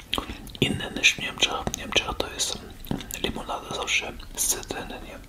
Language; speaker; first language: Polish; early bilingual, heritage; Polish